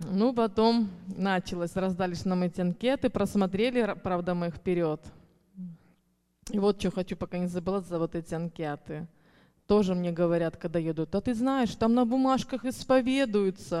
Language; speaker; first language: Russian; native; Russian